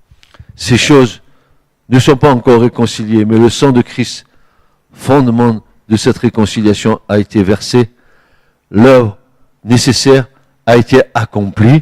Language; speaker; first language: French; native; French